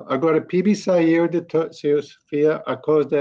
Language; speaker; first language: Portuguese; non-native, learner; English